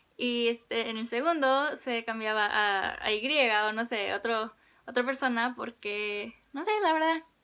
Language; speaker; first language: Spanish; early bilingual, other home language; Korean